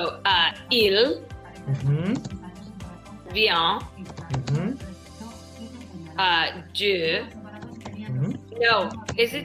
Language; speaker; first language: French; non-native, learner; English